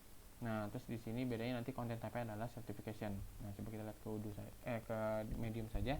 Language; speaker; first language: Indonesian; native; Indonesian